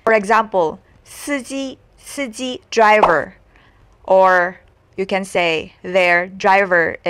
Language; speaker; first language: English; non-native, local second language; Filipino